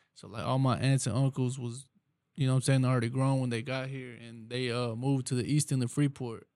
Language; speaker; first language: English; early bilingual, other home language; Spanish